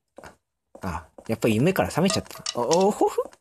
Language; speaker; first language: Japanese; native; Japanese